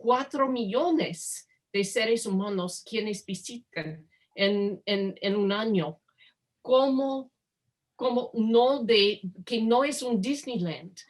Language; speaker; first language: Spanish; non-native, fluent; English